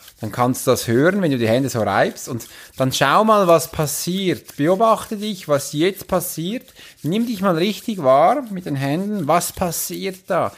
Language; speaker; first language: German; native; German